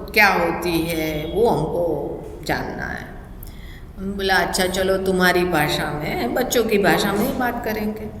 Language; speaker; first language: Hindi; non-native, local second language; Gujarati